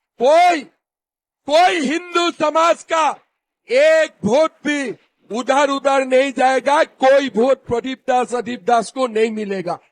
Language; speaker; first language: Hindi; non-native, local second language; Assamese